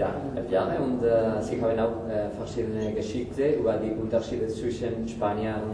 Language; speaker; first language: German; non-native, learner; Spanish